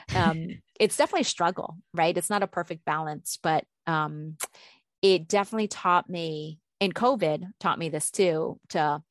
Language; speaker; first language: English; native; English